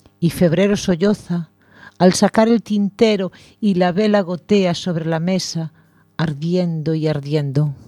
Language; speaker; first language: Spanish; native; Spanish